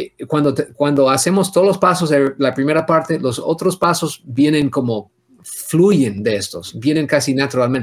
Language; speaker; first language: Spanish; non-native, fluent; English